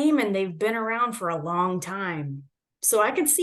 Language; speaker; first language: English; native; English